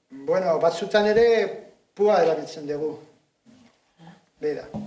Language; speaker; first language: Basque; non-native, local second language; Spanish